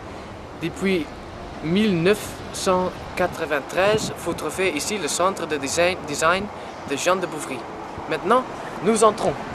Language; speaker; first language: French; non-native, learner; Dutch